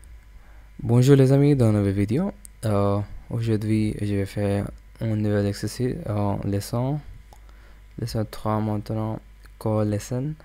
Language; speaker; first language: French; non-native, learner; English